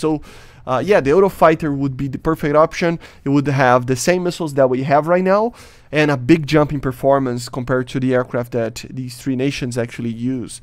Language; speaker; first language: English; non-native, fluent; Portuguese